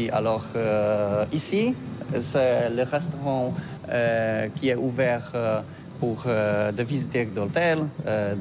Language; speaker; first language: French; non-native, learner; Polish